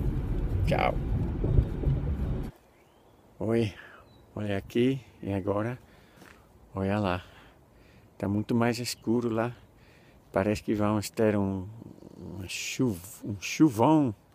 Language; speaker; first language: Portuguese; non-native, learner; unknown